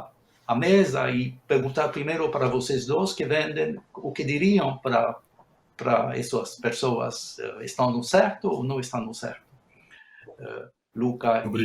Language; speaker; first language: Portuguese; non-native, fluent; Spanish